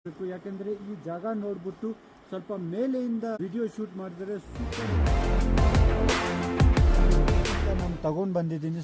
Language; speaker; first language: Kannada; non-native, fluent; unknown